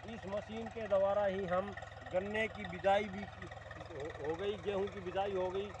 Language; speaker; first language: Hindi; native; Hindi